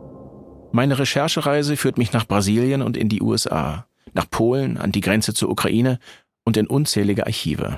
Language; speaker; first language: German; native; German